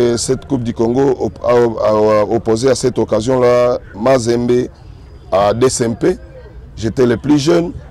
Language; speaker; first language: French; non-native, local second language; Swahili